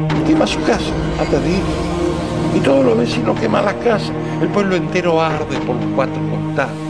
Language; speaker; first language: Spanish; native; Spanish